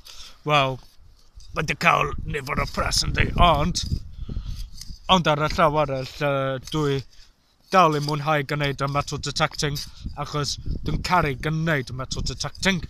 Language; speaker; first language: Welsh; non-native, learner; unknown